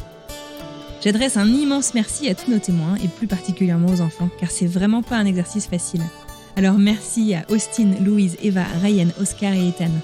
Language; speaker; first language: French; native; French